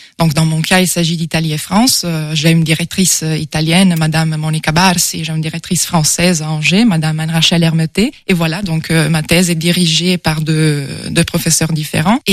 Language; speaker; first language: French; non-native, fluent; Italian